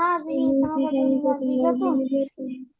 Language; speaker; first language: Arabic; non-native, learner; Bangla